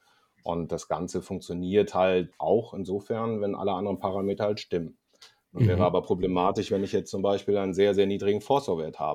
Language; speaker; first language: German; native; German